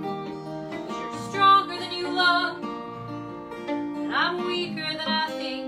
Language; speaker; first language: English; native; English